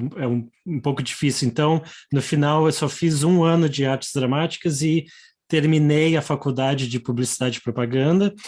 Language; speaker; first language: Portuguese; native; Portuguese